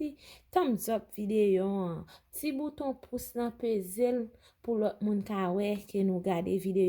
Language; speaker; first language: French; non-native, local second language; Haitian Creole